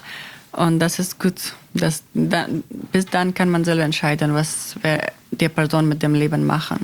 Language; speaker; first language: German; non-native, learner; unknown